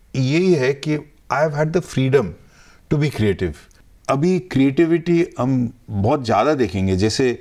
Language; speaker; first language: Hindi; non-native, local second language; Bangla